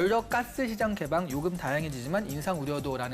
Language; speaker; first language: Korean; native; Korean